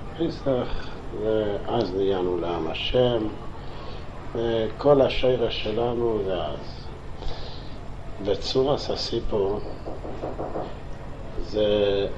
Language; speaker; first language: Hebrew; non-native, local second language; Yiddish